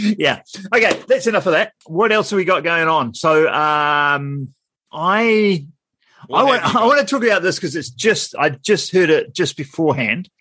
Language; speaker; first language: English; native; English